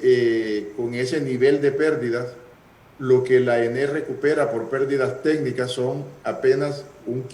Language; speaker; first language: Spanish; native; Spanish